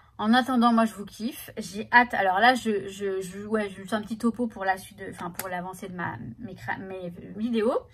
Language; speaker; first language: French; native; French